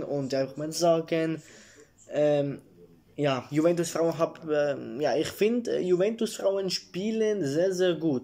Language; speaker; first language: German; early bilingual, other home language; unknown